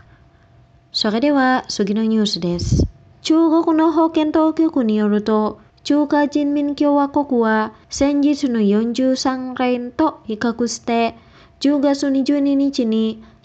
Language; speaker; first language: Japanese; non-native, fluent; Indonesian